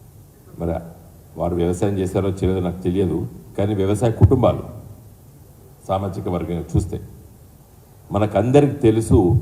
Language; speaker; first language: Telugu; native; Telugu